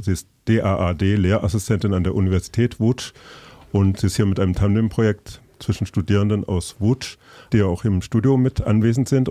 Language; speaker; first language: German; native; German